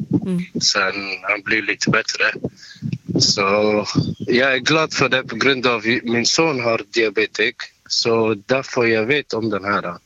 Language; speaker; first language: Swedish; non-native, learner; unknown